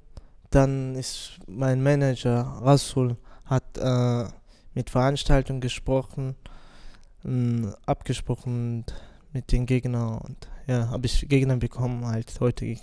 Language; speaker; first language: German; non-native, learner; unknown